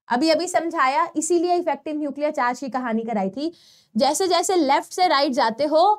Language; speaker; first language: Hindi; non-native, local second language; Gujarati